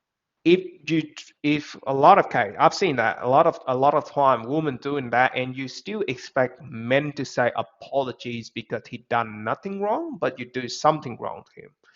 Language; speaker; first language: English; non-native, fluent; Vietnamese